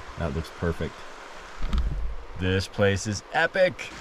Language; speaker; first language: English; native; English